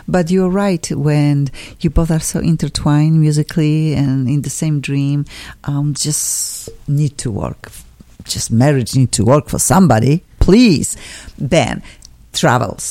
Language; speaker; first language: English; non-native, fluent; Polish